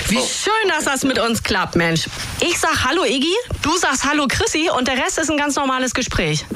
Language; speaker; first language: German; native; German